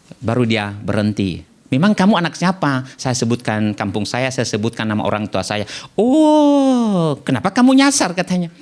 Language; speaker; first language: Indonesian; non-native, local second language; Nias